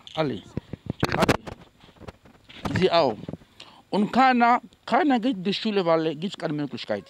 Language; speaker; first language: German; non-native, fluent; Portuguese